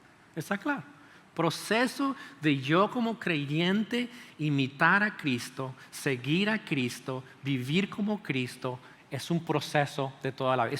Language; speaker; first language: Spanish; native; Spanish